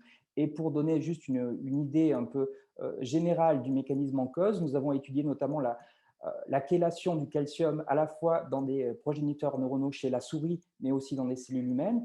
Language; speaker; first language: French; native; French